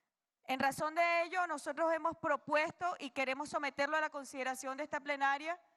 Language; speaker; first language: Spanish; native; Spanish